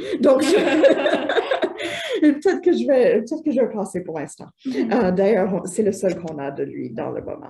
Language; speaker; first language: French; native; French